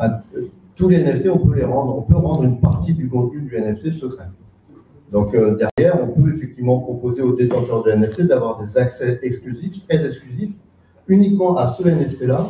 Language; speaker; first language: French; native; French